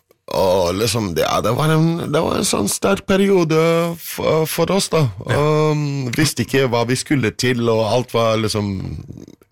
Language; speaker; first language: Norwegian; non-native, fluent; English